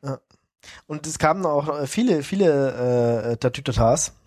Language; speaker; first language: German; native; German